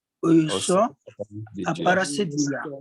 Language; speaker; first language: Portuguese; non-native, learner; Arabic